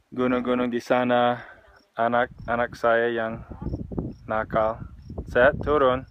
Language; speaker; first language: Indonesian; non-native, fluent; English